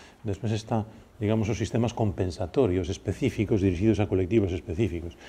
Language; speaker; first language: Galician; non-native, local second language; Spanish